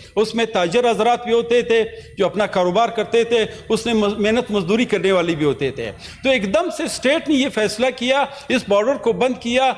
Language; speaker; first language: Urdu; non-native, local second language; Pashto